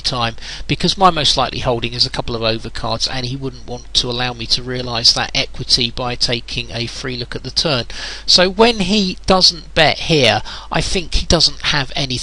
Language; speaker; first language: English; native; English